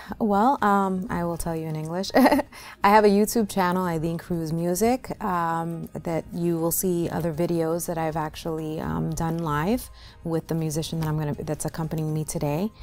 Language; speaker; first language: English; early bilingual, other home language; Spanish